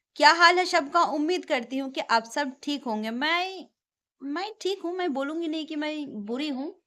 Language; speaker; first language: Hindi; non-native, local second language; Bangla